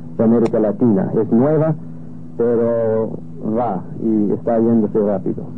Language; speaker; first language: Spanish; non-native, fluent; English